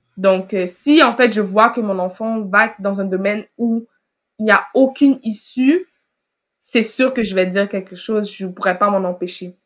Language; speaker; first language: French; early bilingual, other home language; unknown